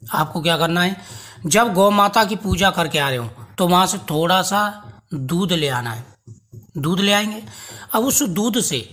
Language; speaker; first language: Hindi; native; Hindi